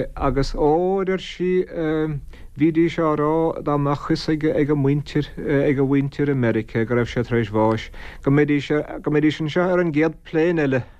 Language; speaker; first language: Irish; non-native, local second language; English